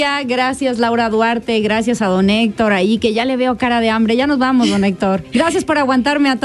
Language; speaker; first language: Spanish; native; Spanish